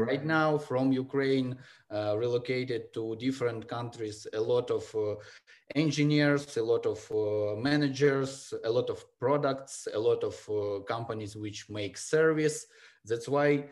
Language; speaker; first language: English; non-native, learner; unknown